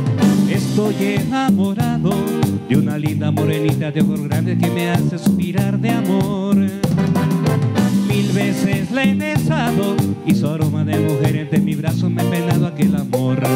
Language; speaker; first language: Spanish; native; Spanish